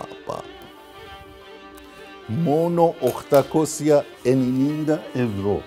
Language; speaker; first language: Greek; non-native, fluent; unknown